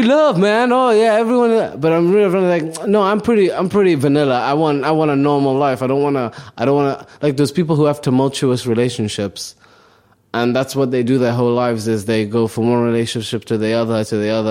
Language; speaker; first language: English; early bilingual, other home language; Somali